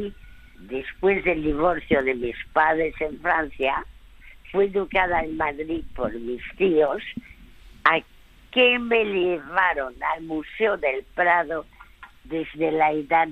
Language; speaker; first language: Spanish; early bilingual, other home language; French